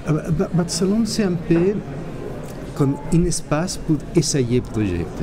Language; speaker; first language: French; non-native, learner; Catalan